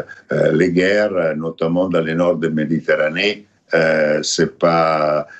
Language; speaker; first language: French; non-native, fluent; Italian